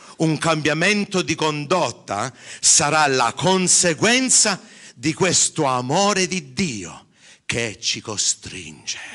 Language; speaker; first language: Italian; early bilingual, heritage; English